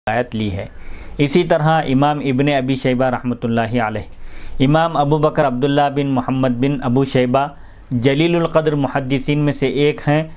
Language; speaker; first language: Urdu; native; Urdu